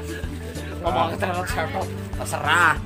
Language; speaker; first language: Indonesian; non-native, local second language; Javanese